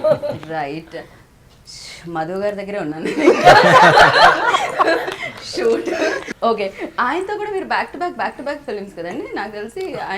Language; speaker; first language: Telugu; native; Telugu